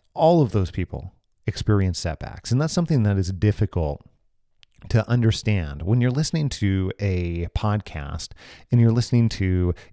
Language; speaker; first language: English; native; English